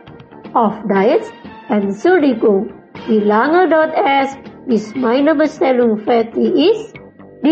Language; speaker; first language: German; non-native, learner; Indonesian